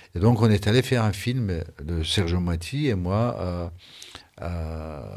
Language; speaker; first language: French; non-native, fluent; Persian